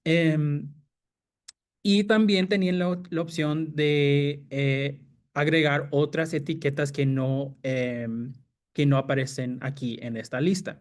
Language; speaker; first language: Spanish; non-native, fluent; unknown